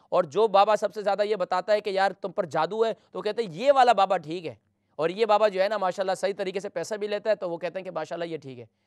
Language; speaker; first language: Urdu; native; Urdu